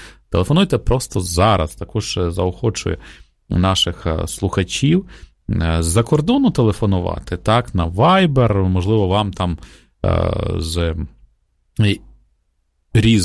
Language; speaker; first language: Ukrainian; native; Ukrainian